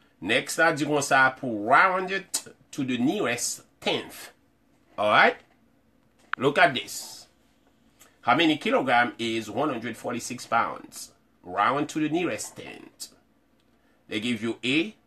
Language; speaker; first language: English; non-native, fluent; Haitian Creole